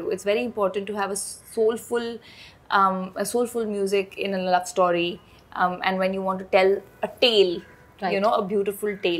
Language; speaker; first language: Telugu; non-native, fluent; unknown